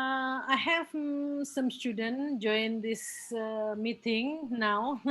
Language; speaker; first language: English; non-native, learner; Indonesian